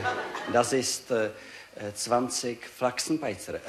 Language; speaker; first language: German; non-native, learner; Czech